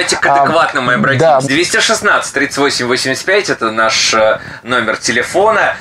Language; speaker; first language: Russian; native; Russian